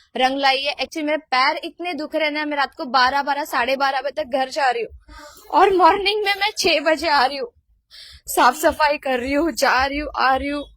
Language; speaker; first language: Hindi; non-native, local second language; Marathi